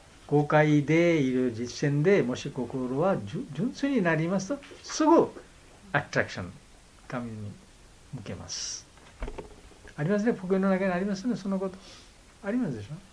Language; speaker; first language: Japanese; non-native, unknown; Bangla